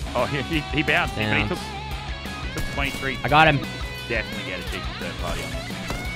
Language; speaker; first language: English; native; English